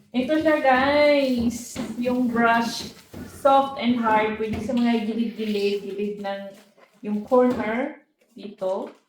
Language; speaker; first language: Filipino; non-native, local second language; Cebuano